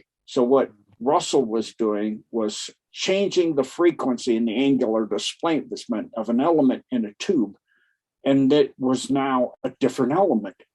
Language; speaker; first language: English; native; English